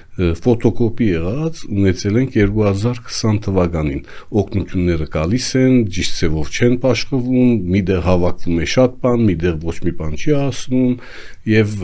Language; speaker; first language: Armenian; native; Armenian